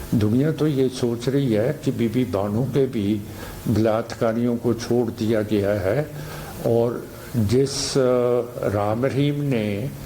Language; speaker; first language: Hindi; non-native, local second language; Punjabi